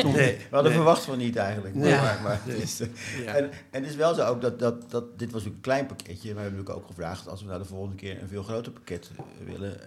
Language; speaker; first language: Dutch; native; Dutch